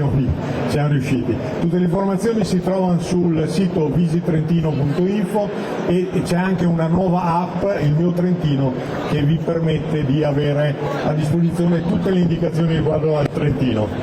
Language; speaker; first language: Italian; native; Italian